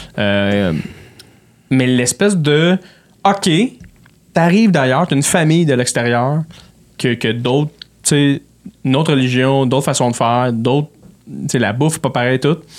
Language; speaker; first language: French; native; French